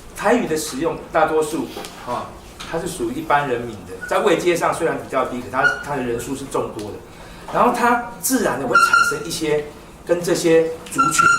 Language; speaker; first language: Chinese; non-native, local second language; Min Nan Chinese